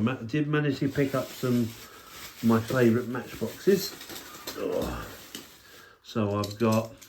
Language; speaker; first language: English; native; English